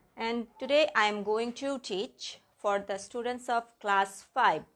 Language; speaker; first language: English; non-native, local second language; Bangla